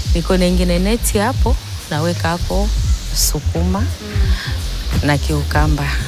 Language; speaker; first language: Swahili; native; Swahili